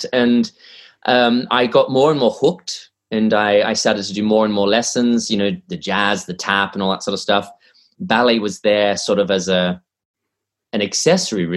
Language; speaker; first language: English; native; English